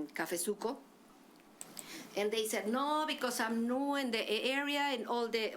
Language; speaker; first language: English; non-native, learner; Spanish